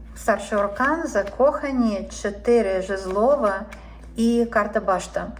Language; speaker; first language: Ukrainian; native; Ukrainian